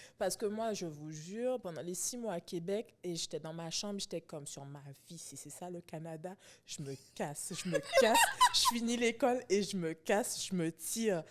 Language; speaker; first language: French; native; French